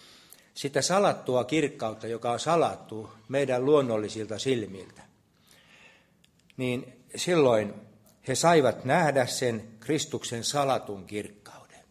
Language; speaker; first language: Finnish; native; Finnish